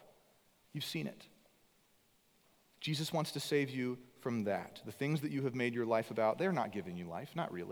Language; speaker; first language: English; native; English